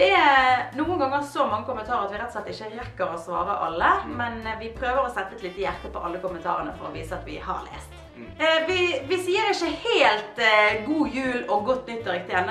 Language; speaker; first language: Norwegian; native; Norwegian